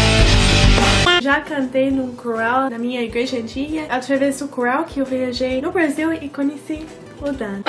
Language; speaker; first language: Portuguese; non-native, fluent; English